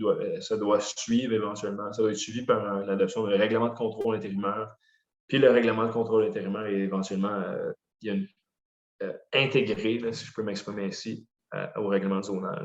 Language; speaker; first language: French; native; French